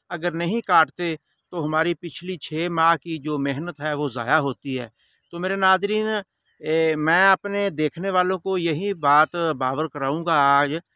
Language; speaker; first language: Urdu; non-native, local second language; Punjabi